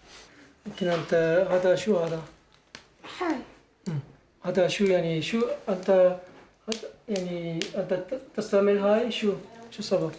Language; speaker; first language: Arabic; non-native, learner; Korean